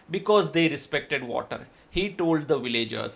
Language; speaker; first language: English; non-native, local second language; Gujarati